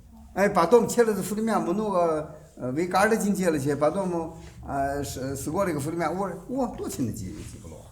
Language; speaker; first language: Russian; non-native, learner; Chinese